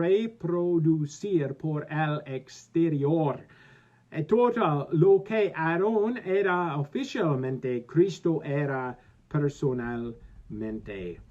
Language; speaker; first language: Spanish; non-native, learner; English